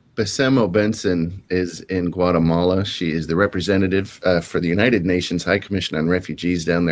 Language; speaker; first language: English; native; English